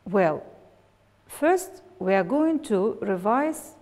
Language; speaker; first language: English; non-native, fluent; Russian